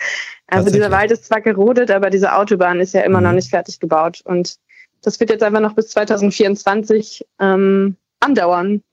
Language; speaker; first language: German; native; German